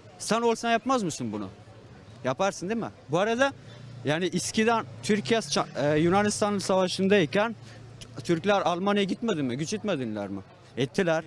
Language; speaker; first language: Turkish; non-native, fluent; Persian